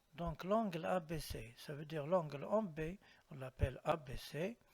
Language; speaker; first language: French; non-native, local second language; Arabic